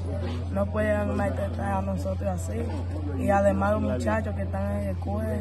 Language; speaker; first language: Spanish; non-native, learner; Haitian Creole